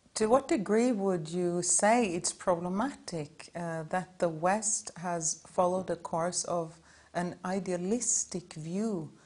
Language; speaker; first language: English; non-native, fluent; Norwegian